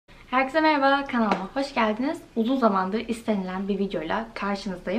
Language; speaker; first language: Turkish; native; Turkish